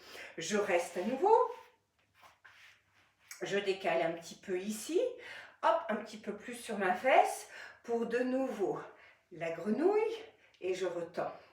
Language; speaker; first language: French; native; French